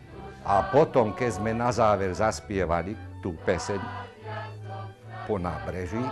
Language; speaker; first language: Slovak; native; Slovak